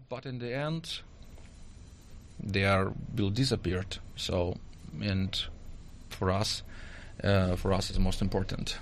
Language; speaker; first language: English; non-native, learner; Russian